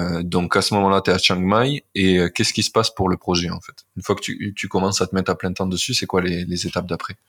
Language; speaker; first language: French; native; French